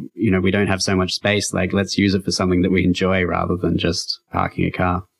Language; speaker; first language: English; native; English